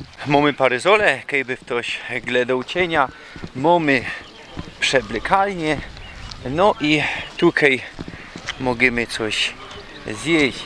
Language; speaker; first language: Polish; non-native, local second language; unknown